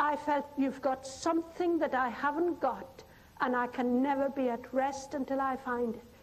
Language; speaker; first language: English; non-native, local second language; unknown